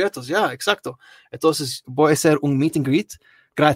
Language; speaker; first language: Spanish; non-native, learner; Arabic